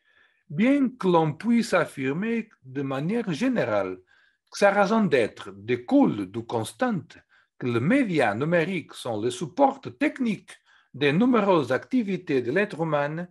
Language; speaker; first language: French; non-native, fluent; Portuguese